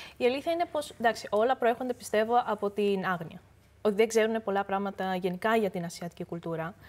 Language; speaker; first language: Greek; early bilingual, other home language; Korean